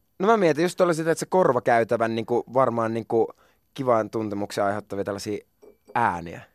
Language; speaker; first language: Finnish; non-native, local second language; Swedish